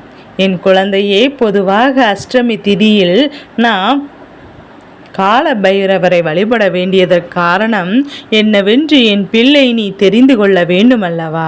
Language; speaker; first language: Tamil; native; Tamil